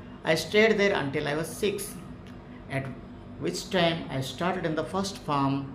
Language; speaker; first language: English; non-native, local second language; Telugu